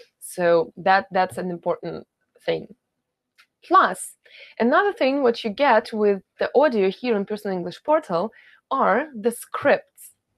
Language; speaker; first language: English; non-native, fluent; Ukrainian